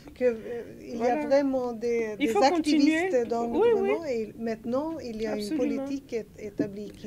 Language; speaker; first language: French; non-native, learner; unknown